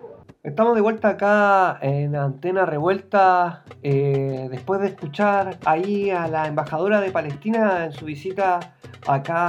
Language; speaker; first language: Spanish; native; Spanish